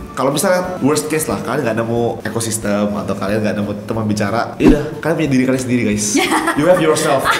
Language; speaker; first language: Indonesian; native; Indonesian